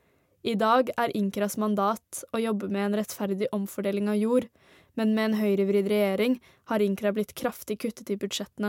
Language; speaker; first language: Norwegian; native; Norwegian